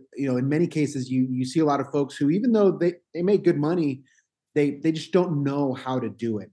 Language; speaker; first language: English; native; English